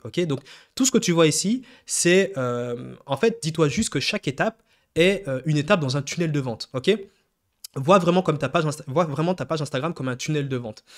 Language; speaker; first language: French; native; French